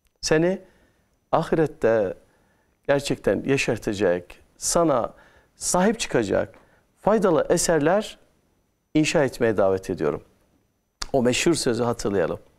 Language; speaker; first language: Turkish; native; Turkish